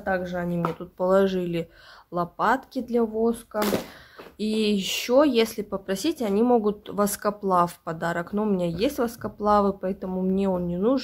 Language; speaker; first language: Russian; native; Russian